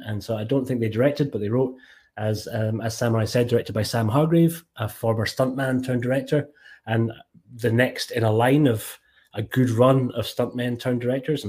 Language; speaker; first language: English; native; English